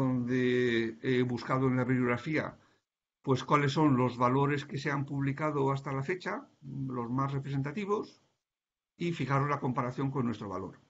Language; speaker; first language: Spanish; native; Spanish